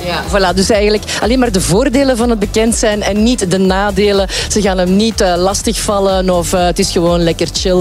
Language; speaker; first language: Dutch; native; Dutch